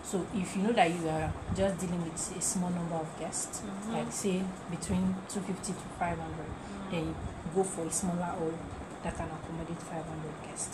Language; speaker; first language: English; non-native, local second language; Yoruba